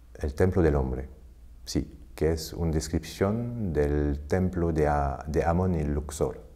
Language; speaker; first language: Spanish; non-native, fluent; French